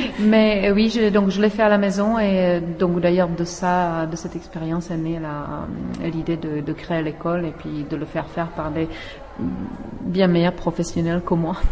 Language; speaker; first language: French; non-native, fluent; Czech